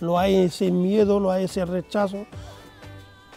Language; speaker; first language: Spanish; non-native, fluent; Arabic